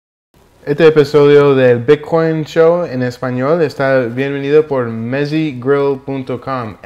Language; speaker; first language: Spanish; early bilingual, heritage; Spanish